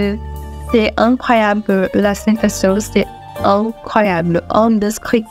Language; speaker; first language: French; non-native, learner; Portuguese